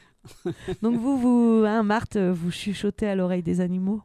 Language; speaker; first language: French; native; French